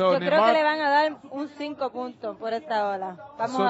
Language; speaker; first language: Spanish; native; Spanish